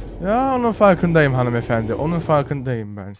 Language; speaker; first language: Turkish; early bilingual, heritage; Turkish